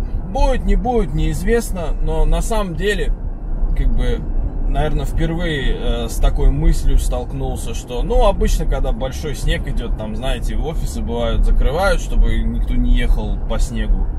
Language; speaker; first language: Russian; native; Russian